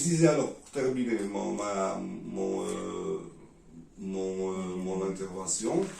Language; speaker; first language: French; non-native, learner; Portuguese